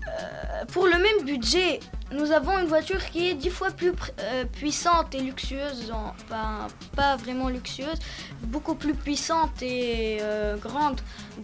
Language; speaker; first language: French; non-native, local second language; Arabic